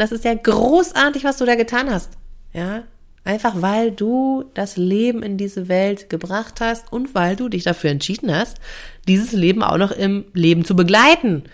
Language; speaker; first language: German; native; German